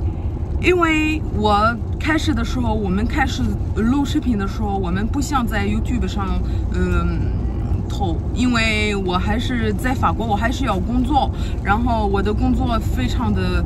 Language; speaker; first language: Chinese; non-native, fluent; French